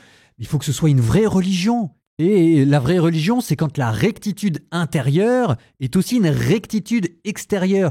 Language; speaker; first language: French; native; French